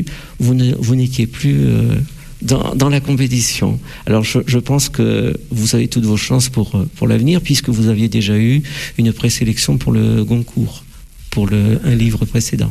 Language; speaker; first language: French; native; French